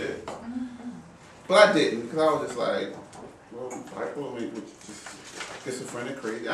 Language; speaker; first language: English; native; English